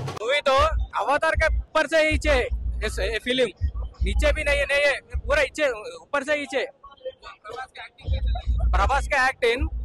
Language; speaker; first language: Hindi; non-native, local second language; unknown